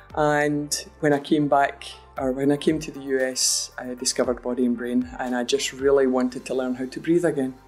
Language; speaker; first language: English; native; English